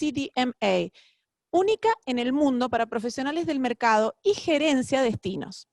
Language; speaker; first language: Spanish; native; Spanish